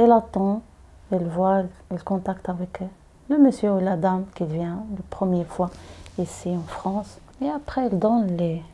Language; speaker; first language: French; non-native, learner; Arabic